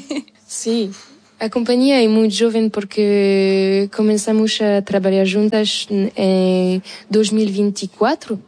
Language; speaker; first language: Portuguese; non-native, fluent; French